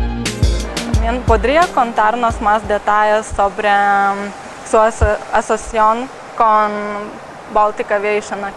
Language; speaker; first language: Spanish; non-native, learner; Lithuanian